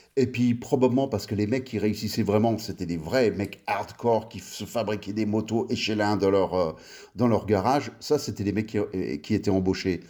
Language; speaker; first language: French; early bilingual, other home language; Italian